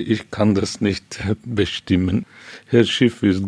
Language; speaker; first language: German; non-native, fluent; Hungarian